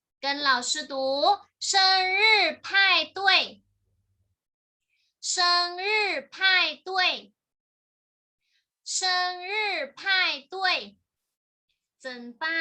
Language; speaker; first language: Chinese; non-native, fluent; Thai